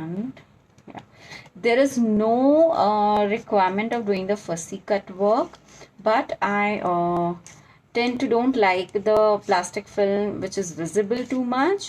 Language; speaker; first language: English; non-native, local second language; Hindi